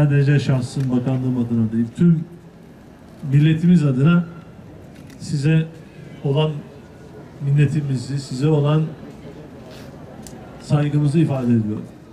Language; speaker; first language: Turkish; native; Turkish